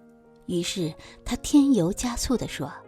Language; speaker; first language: Chinese; native; Chinese